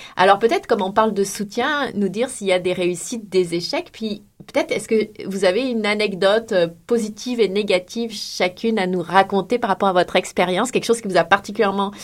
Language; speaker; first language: French; native; French